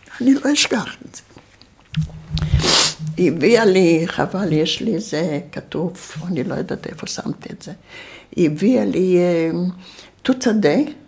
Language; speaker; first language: Hebrew; early bilingual, other home language; Yiddish